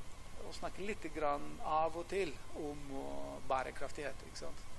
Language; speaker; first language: Norwegian; non-native, fluent; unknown